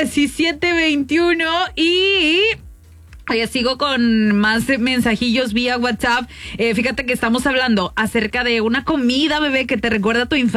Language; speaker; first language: Spanish; native; Spanish